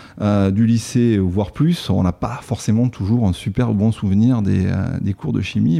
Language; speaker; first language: French; native; French